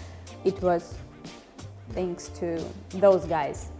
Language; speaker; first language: English; non-native, fluent; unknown